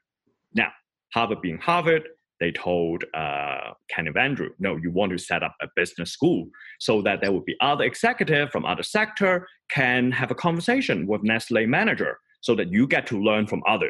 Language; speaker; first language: English; non-native, local second language; Cantonese